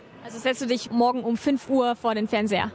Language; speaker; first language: German; native; German